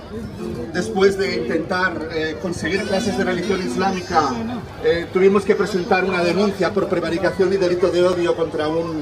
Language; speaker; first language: Spanish; native; Spanish